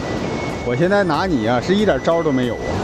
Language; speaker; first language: Chinese; native; Chinese